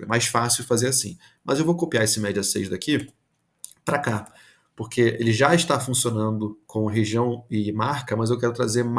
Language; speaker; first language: Portuguese; native; Portuguese